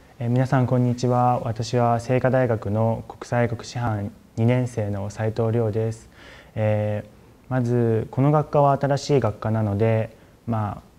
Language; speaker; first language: Japanese; native; Japanese